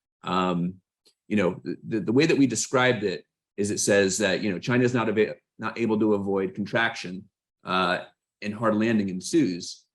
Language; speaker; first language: English; native; English